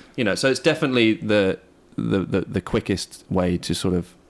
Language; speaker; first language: English; native; English